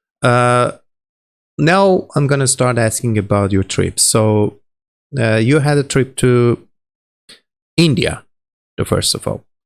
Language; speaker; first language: English; non-native, learner; Persian